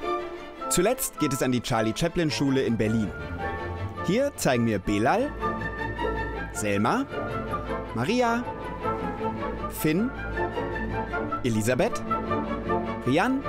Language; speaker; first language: German; native; German